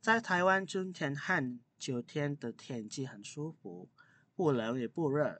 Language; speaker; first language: Chinese; non-native, fluent; Indonesian